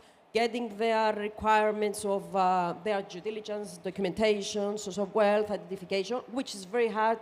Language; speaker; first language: English; non-native, fluent; Greek